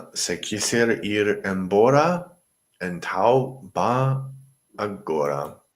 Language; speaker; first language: Portuguese; non-native, learner; English